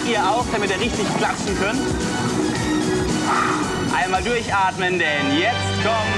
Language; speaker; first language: German; native; German